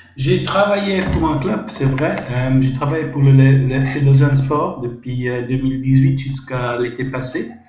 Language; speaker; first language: French; non-native, local second language; Swiss German